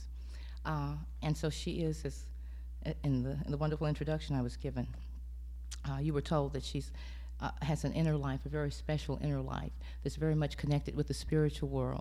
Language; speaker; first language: English; native; English